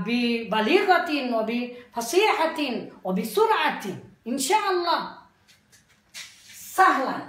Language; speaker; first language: Arabic; non-native, fluent; Bangla